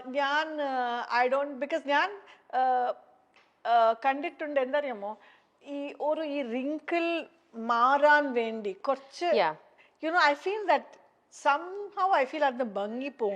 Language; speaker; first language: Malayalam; non-native, fluent; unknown